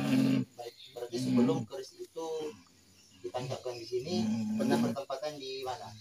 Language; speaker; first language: Indonesian; native; Indonesian